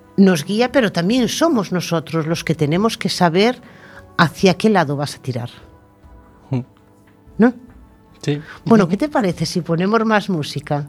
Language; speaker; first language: Spanish; native; Spanish